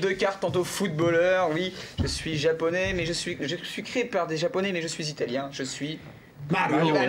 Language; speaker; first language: French; native; French